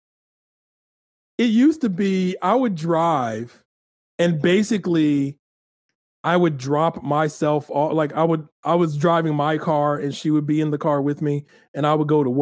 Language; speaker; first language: English; native; English